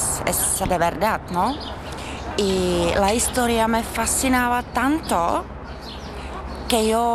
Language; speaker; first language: Spanish; non-native, fluent; Czech